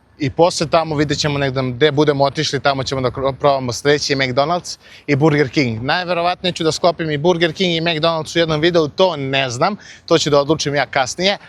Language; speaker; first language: Bosnian; early bilingual, heritage; Bosnian